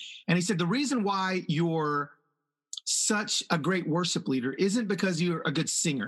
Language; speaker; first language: English; early bilingual, other home language; Spanish